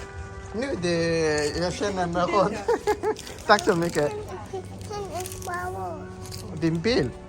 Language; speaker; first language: Swedish; non-native, learner; Somali